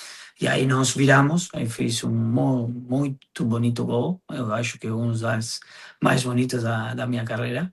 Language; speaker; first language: Portuguese; non-native, fluent; Spanish